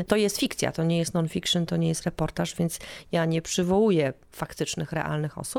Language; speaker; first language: Polish; native; Polish